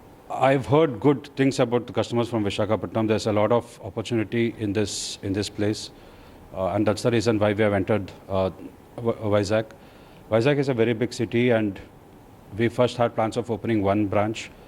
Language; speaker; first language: English; non-native, local second language; Kannada